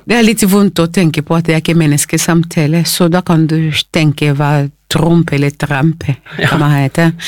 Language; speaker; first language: Norwegian; non-native, fluent; Swahili